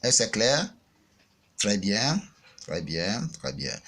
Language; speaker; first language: French; non-native, fluent; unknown